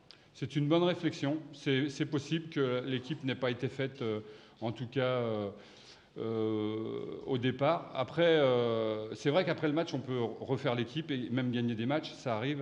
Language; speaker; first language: French; native; French